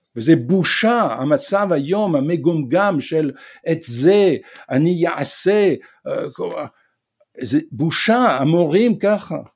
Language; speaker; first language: Hebrew; non-native, fluent; French